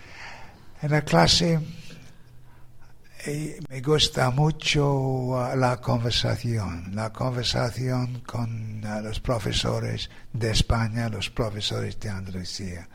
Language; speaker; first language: Spanish; non-native, learner; English